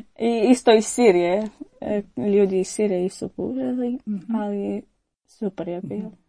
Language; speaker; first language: Croatian; non-native, learner; Arabic